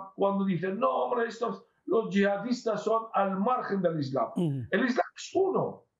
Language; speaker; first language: Spanish; non-native, fluent; Arabic